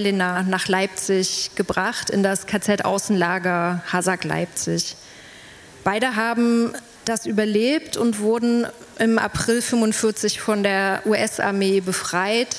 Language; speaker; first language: German; native; German